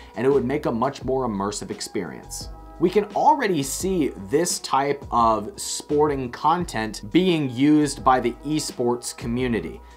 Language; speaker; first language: English; native; English